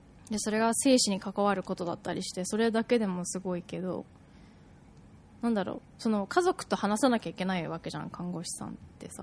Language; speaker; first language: Japanese; early bilingual, heritage; Japanese